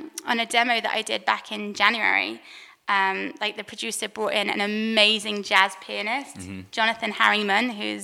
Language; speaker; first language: English; native; English